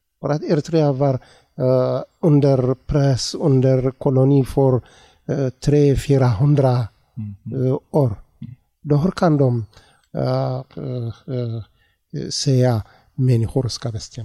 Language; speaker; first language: Swedish; non-native, learner; Tigrinya